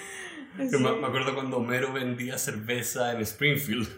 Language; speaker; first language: Spanish; native; Spanish